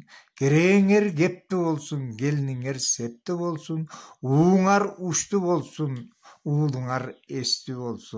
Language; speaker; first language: Kyrgyz; native; Kyrgyz